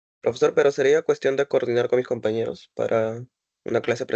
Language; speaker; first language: Spanish; native; Spanish